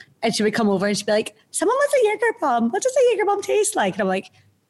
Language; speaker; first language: English; native; English